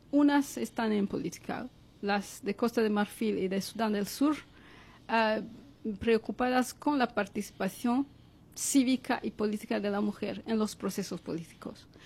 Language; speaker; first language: Spanish; non-native, fluent; Kinyarwanda